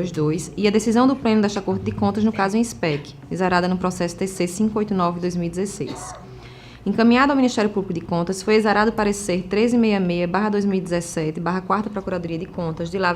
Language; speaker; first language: Portuguese; native; Portuguese